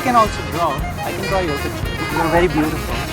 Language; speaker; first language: English; non-native, local second language; Hindi